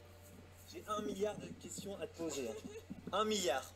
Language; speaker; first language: French; native; French